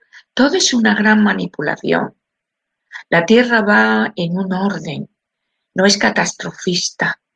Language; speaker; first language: Spanish; native; Spanish